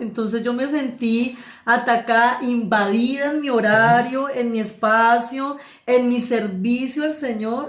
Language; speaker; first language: Spanish; native; Spanish